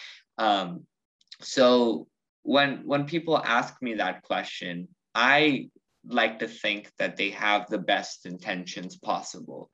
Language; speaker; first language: English; early bilingual, other home language; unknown